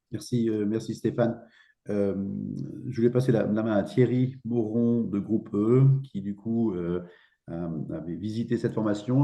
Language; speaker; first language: French; native; French